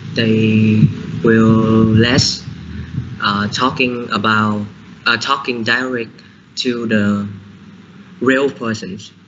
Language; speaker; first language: English; non-native, learner; Vietnamese